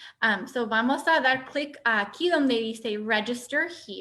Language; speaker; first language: Spanish; non-native, fluent; English